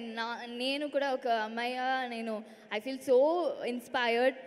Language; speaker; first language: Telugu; non-native, learner; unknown